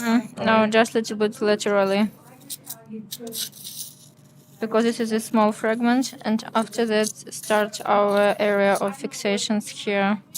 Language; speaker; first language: English; non-native, learner; Ukrainian